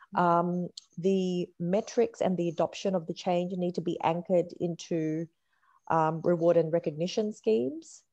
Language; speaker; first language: English; native; English